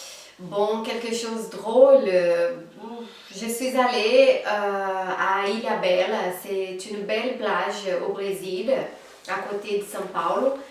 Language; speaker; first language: French; non-native, fluent; Portuguese